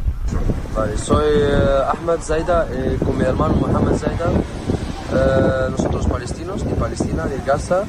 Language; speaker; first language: Spanish; non-native, learner; Arabic